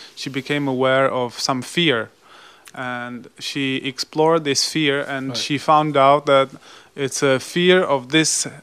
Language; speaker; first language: English; non-native, fluent; Czech